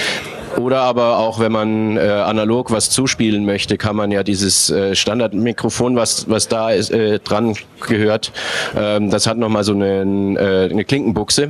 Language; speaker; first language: German; native; German